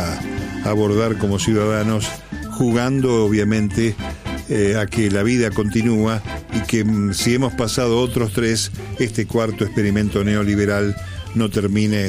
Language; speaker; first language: Spanish; native; Spanish